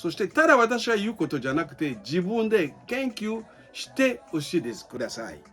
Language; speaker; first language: Japanese; non-native, fluent; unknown